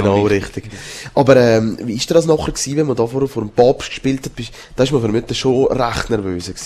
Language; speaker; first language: German; native; German